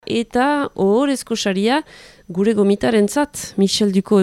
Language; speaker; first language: Basque; native; Basque